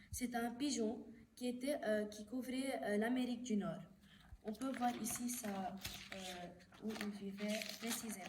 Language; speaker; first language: French; non-native, local second language; Arabic